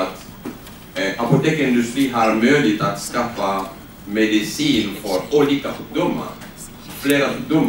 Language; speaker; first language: Swedish; non-native, learner; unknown